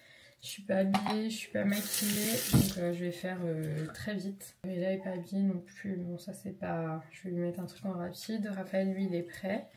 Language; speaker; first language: French; native; French